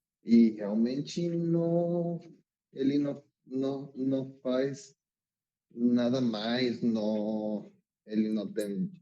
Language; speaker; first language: Portuguese; non-native, learner; Spanish